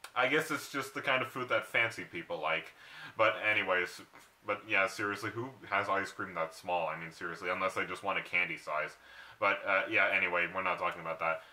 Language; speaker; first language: English; native; English